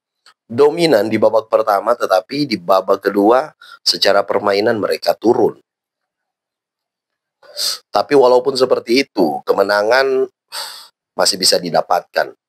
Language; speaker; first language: Indonesian; native; Indonesian